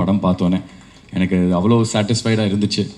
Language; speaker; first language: Tamil; native; Tamil